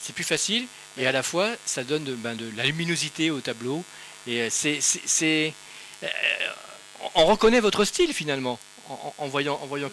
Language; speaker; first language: French; native; French